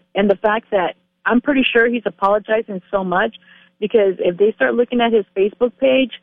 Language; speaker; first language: English; early bilingual, other home language; Spanish